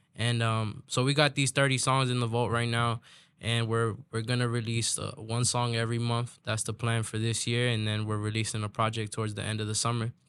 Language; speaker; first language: English; native; English